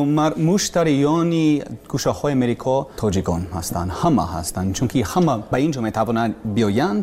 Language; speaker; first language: Persian; non-native, learner; English